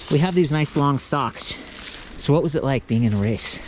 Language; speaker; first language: English; native; English